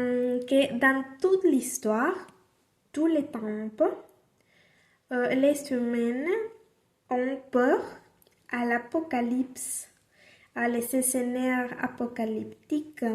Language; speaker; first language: French; non-native, learner; Spanish